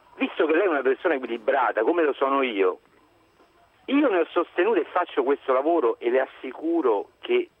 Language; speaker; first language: Italian; native; Italian